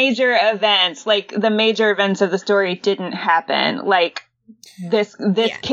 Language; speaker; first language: English; native; English